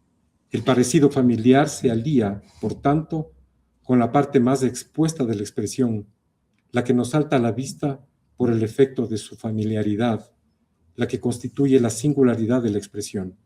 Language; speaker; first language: Spanish; native; Spanish